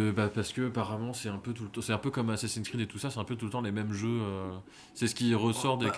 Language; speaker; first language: French; native; French